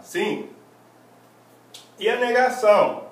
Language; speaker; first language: Portuguese; non-native, fluent; English